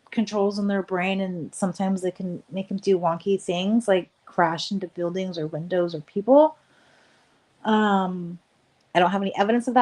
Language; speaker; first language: English; native; English